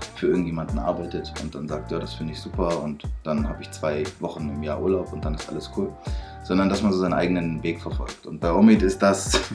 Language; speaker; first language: German; native; German